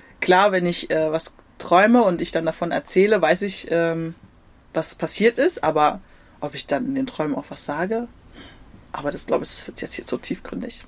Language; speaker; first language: German; native; German